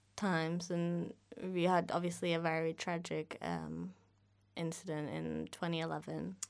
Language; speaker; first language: English; non-native, fluent; Norwegian